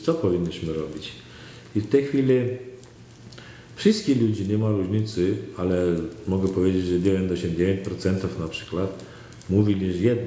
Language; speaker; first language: Polish; non-native, learner; Turkmen